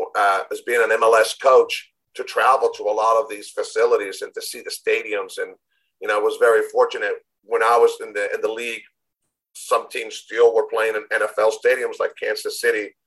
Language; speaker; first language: English; non-native, fluent; Spanish